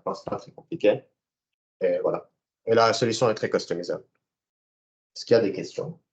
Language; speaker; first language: French; native; French